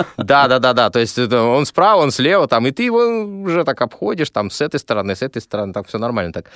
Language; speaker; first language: Russian; native; Russian